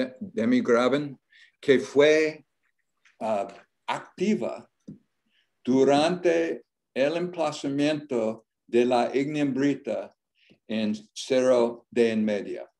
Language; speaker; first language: Spanish; non-native, learner; English